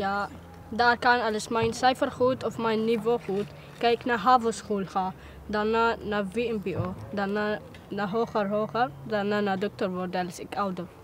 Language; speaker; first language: Dutch; early bilingual, other home language; Arabic